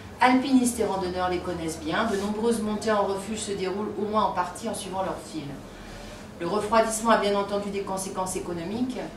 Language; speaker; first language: French; native; French